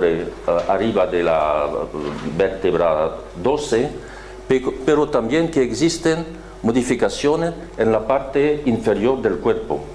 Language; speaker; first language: Spanish; non-native, fluent; French